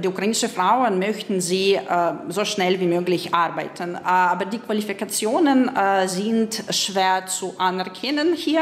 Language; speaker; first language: German; non-native, fluent; Ukrainian